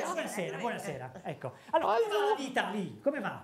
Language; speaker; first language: Italian; native; Italian